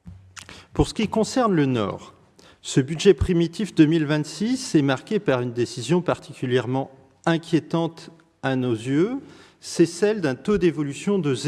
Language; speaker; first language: French; native; French